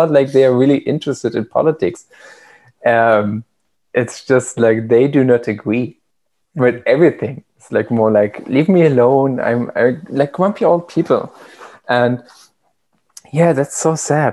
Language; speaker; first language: English; non-native, fluent; German